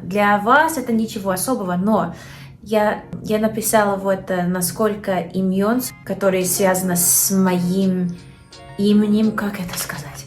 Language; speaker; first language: Russian; non-native, learner; English